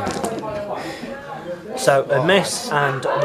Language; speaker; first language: English; native; English